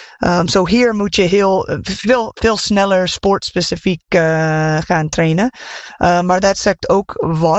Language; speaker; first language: Dutch; non-native, fluent; English